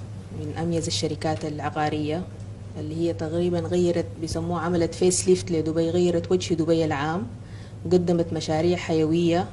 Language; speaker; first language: Arabic; native; Arabic